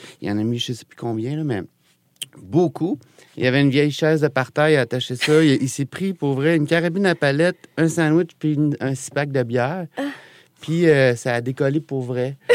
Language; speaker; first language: French; native; French